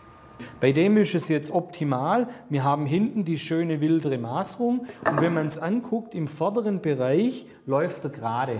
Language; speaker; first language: German; native; German